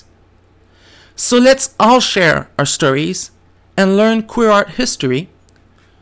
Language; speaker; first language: English; non-native, fluent; French